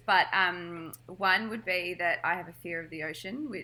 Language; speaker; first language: English; native; English